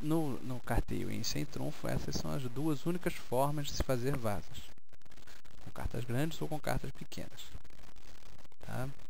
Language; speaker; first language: Portuguese; native; Portuguese